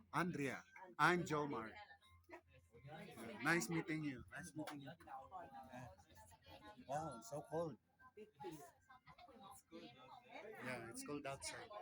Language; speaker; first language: English; non-native, local second language; Filipino